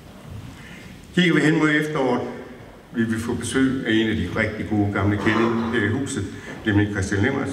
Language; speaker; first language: Danish; native; Danish